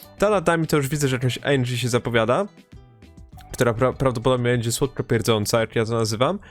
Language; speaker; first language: Polish; native; Polish